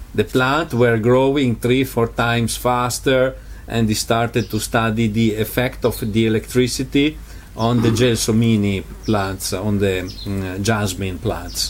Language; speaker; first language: English; non-native, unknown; Italian